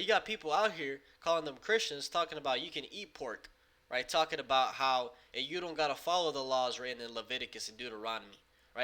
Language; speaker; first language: English; native; English